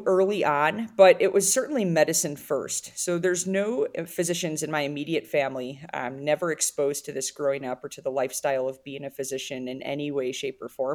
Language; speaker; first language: English; native; English